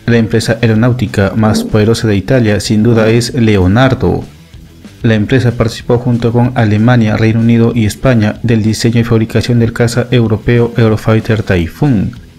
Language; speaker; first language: Spanish; native; Spanish